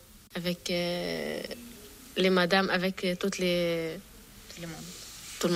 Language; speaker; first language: French; non-native, learner; Arabic